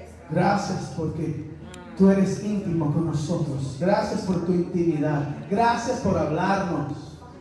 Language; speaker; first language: Spanish; non-native, learner; English